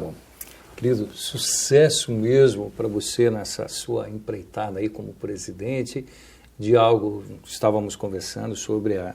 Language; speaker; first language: Portuguese; native; Portuguese